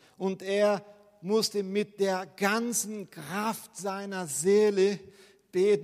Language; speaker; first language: German; non-native, fluent; Portuguese